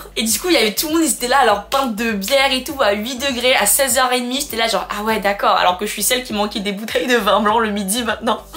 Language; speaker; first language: French; non-native, fluent; Khmer